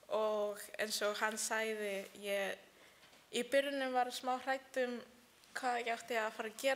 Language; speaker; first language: Icelandic; early bilingual, heritage; Icelandic